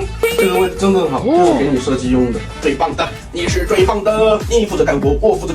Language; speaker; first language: Chinese; native; Chinese